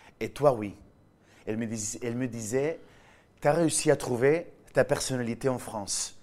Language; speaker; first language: French; non-native, fluent; Spanish